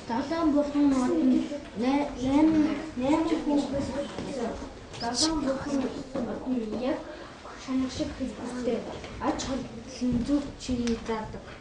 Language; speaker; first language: Mongolian; native; Mongolian